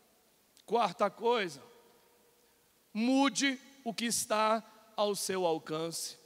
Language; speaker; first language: Portuguese; native; Portuguese